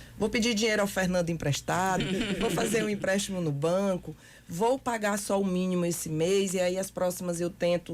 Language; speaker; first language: Portuguese; native; Portuguese